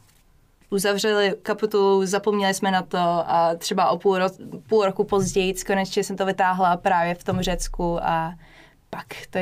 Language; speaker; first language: Czech; non-native, fluent; English